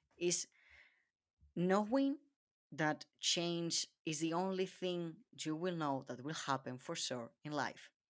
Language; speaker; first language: English; non-native, fluent; Spanish